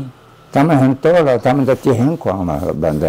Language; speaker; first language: Chinese; non-native, local second language; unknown